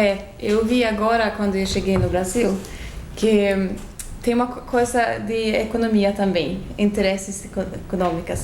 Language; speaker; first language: Portuguese; non-native, fluent; Swedish